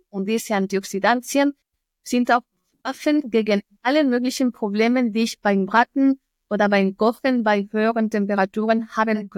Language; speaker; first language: German; non-native, fluent; Spanish